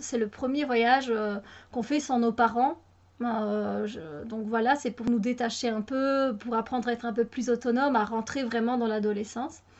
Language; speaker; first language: French; native; French